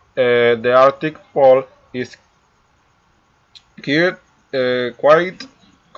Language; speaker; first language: English; non-native, learner; Spanish